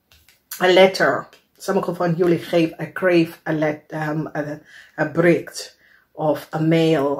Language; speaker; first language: Dutch; non-native, learner; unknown